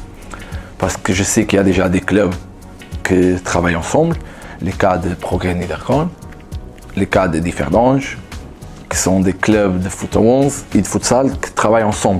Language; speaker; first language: French; non-native, fluent; Portuguese